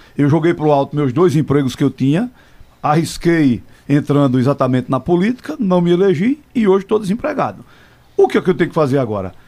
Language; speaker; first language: Portuguese; native; Portuguese